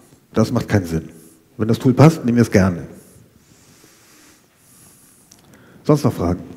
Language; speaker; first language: German; native; German